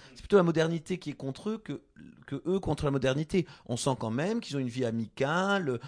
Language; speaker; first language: French; native; French